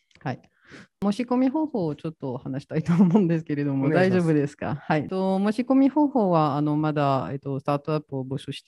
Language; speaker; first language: Japanese; non-native, fluent; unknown